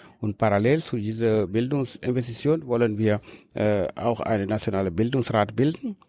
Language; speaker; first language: German; non-native, fluent; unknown